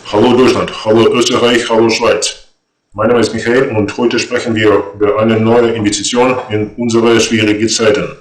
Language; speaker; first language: German; non-native, fluent; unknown